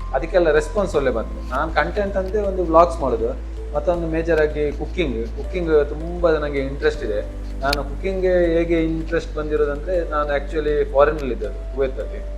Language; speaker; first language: Kannada; non-native, local second language; Tulu